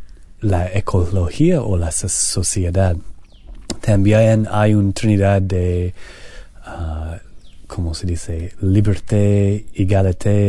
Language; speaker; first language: Spanish; non-native, learner; English